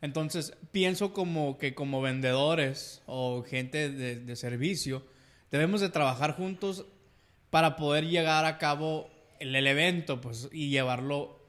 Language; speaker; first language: Spanish; early bilingual, heritage; Spanish